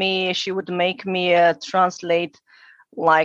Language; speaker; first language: English; non-native, fluent; Romanian